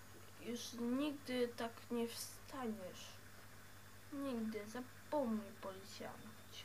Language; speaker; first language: Polish; early bilingual, heritage; Dutch